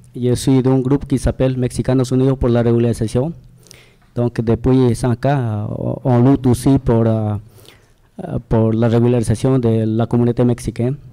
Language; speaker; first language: French; non-native, learner; Spanish